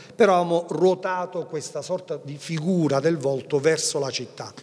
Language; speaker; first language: Italian; native; Italian